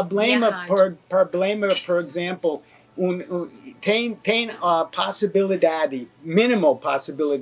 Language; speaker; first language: Portuguese; non-native, learner; English